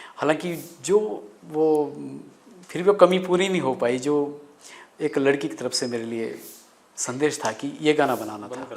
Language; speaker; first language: Hindi; non-native, local second language; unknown